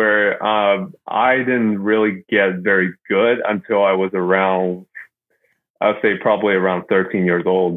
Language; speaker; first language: English; non-native, fluent; Chinese